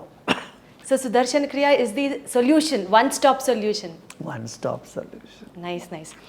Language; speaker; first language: Telugu; native; Telugu